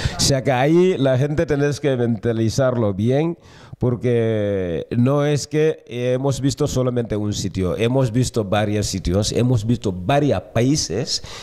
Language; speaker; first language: Spanish; early bilingual, other home language; Wolof